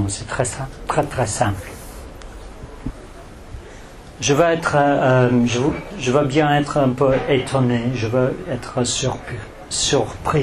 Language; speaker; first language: French; non-native, fluent; English